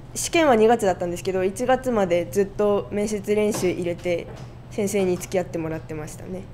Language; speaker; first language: Japanese; native; Japanese